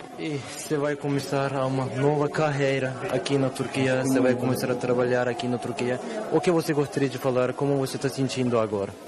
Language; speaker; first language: Portuguese; non-native, fluent; Turkish